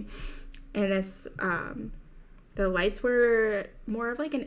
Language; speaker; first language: English; native; English